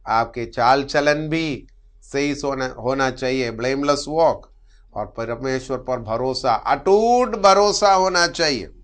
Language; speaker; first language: Hindi; non-native, local second language; Malayalam